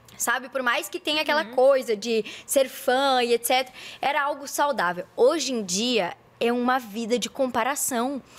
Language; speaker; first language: Portuguese; native; Portuguese